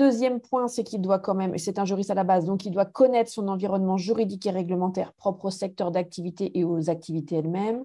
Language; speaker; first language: French; native; French